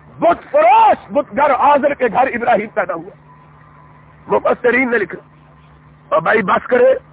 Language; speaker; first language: Urdu; non-native, local second language; Punjabi